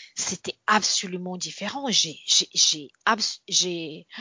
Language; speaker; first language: French; non-native, fluent; Portuguese